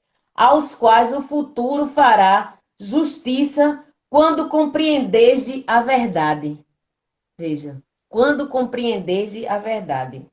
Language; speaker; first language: Portuguese; native; Portuguese